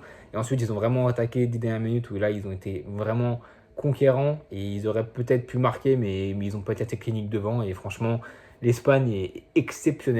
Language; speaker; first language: French; native; French